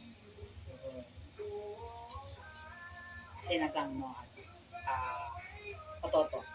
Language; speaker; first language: Japanese; non-native, learner; Filipino